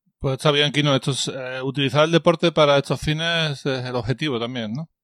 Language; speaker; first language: Spanish; native; Spanish